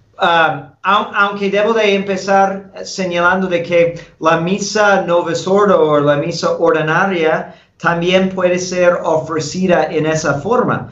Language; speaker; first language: Spanish; non-native, fluent; English